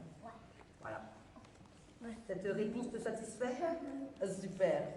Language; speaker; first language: French; native; French